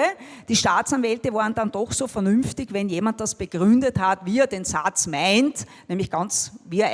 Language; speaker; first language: German; native; German